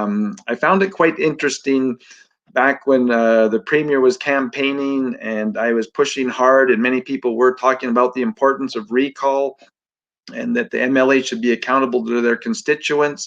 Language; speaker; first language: English; native; English